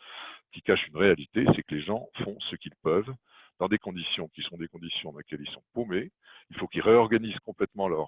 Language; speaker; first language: French; native; French